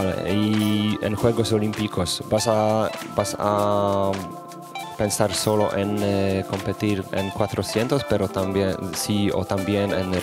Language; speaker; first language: Spanish; non-native, learner; Polish